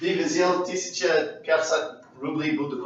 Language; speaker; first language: Russian; non-native, learner; English